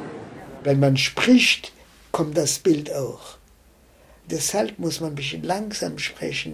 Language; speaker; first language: German; non-native, fluent; French